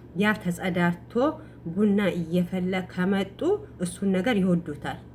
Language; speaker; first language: Amharic; non-native, local second language; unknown